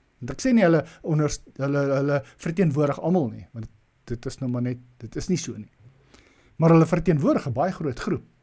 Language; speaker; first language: Afrikaans; native; Afrikaans